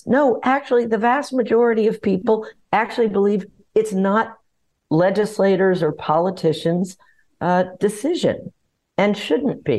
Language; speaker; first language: English; native; English